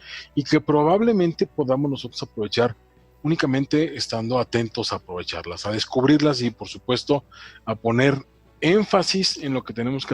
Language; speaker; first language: Spanish; native; Spanish